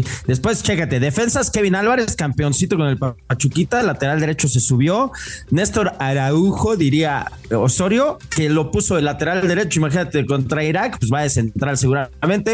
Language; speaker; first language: Spanish; native; Spanish